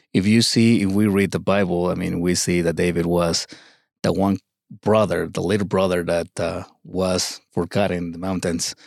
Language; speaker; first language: English; early bilingual, other home language; Spanish